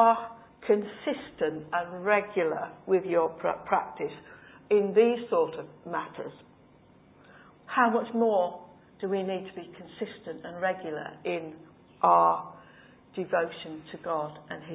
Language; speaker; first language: English; native; English